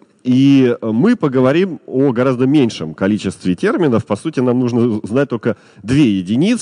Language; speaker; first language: Russian; native; Russian